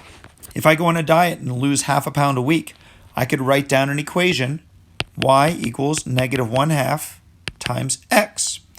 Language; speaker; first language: English; native; English